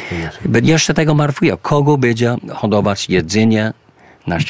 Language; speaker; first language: Polish; early bilingual, heritage; English